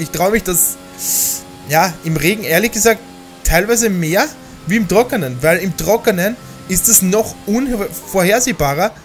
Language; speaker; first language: German; native; German